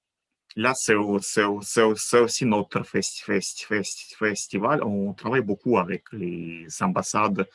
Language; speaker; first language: French; non-native, fluent; Ukrainian